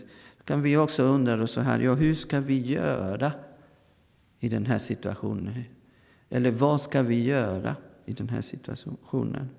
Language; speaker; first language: Swedish; non-native, fluent; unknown